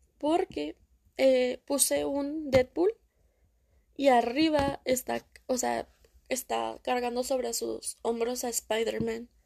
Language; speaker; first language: Spanish; early bilingual, heritage; Spanish